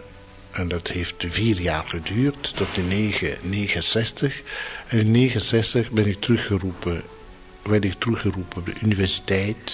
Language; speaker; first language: Dutch; non-native, fluent; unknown